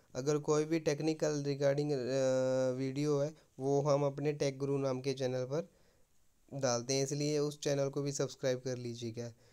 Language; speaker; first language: Hindi; non-native, local second language; Punjabi